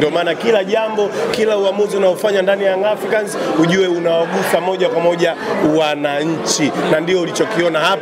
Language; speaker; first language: Swahili; native; Swahili